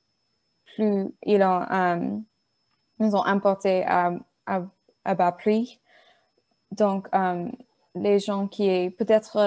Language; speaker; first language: French; non-native, learner; English